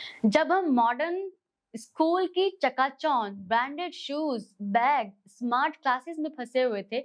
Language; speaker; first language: Hindi; native; Hindi